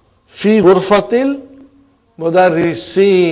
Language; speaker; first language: Arabic; non-native, fluent; Urdu